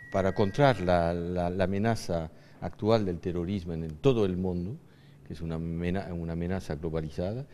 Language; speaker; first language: Spanish; non-native, fluent; French